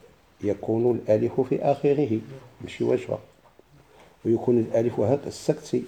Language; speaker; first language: Arabic; native; Arabic